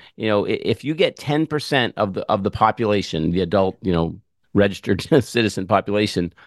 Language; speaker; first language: English; native; English